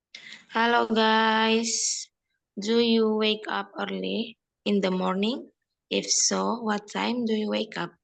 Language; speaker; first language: English; non-native, learner; Indonesian